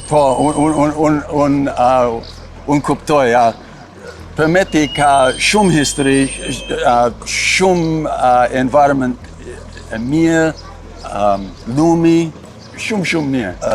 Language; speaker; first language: Albanian; non-native, learner; English